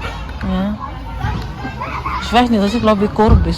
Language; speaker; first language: German; non-native, learner; Cebuano